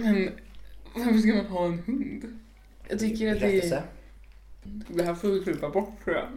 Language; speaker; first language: Swedish; native; Swedish